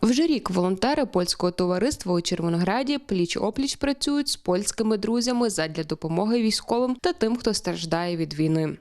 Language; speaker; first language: Ukrainian; native; Ukrainian